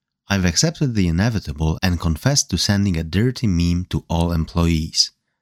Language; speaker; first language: English; non-native, fluent; Polish